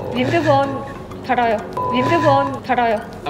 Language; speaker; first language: Korean; non-native, learner; Vietnamese